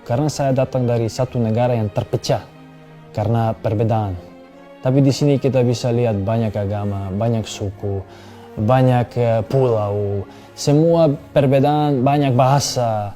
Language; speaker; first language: Indonesian; non-native, fluent; Serbian